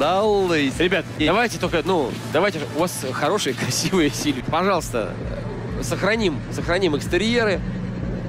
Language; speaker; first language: Russian; native; Russian